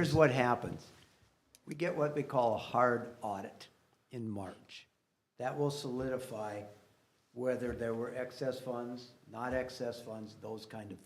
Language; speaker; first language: English; native; English